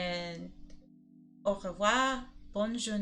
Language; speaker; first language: French; non-native, learner; English